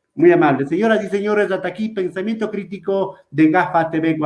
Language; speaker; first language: Spanish; native; Spanish